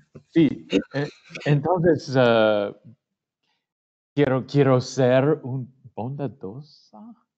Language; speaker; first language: Spanish; non-native, learner; English